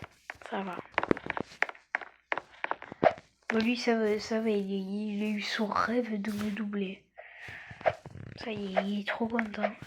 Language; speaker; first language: French; native; French